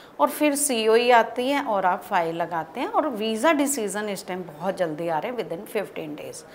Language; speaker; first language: Hindi; native; Hindi